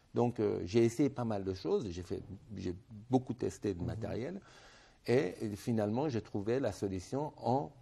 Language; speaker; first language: French; non-native, fluent; Persian